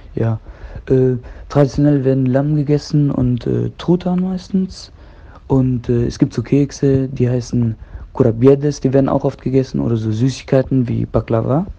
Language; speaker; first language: German; non-native, fluent; Greek